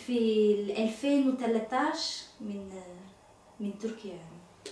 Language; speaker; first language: Arabic; non-native, learner; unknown